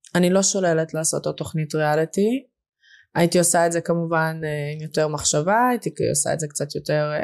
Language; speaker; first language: Hebrew; early bilingual, other home language; Russian